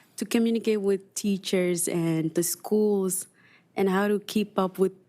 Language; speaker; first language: English; non-native, fluent; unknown